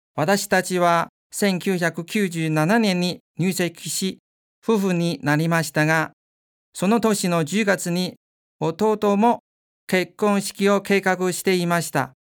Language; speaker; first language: Japanese; non-native, fluent; Chinese